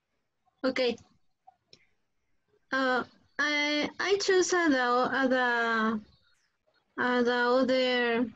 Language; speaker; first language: English; non-native, learner; Spanish